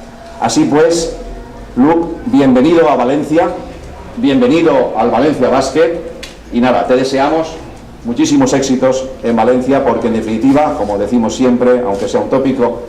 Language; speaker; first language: Spanish; native; Spanish